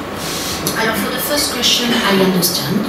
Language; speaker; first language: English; non-native, learner; French